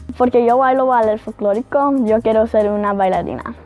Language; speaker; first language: Spanish; early bilingual, heritage; Spanish